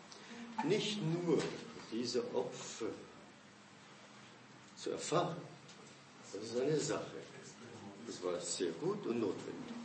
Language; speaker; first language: German; non-native, fluent; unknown